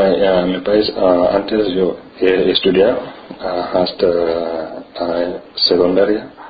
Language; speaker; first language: Spanish; non-native, learner; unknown